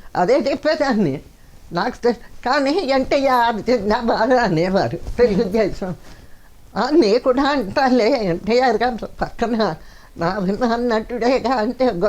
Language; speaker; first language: Telugu; non-native, local second language; Kannada